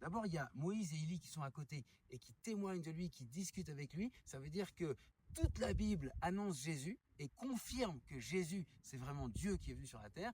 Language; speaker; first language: French; native; French